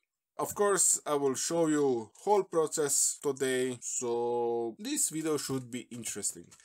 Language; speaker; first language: English; non-native, fluent; Slovenian